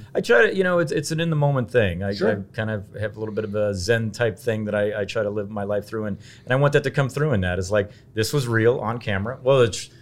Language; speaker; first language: English; native; English